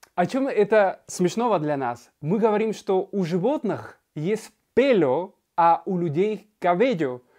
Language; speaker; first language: Russian; non-native, fluent; Spanish